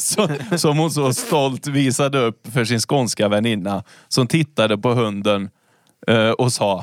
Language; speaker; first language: Swedish; native; Swedish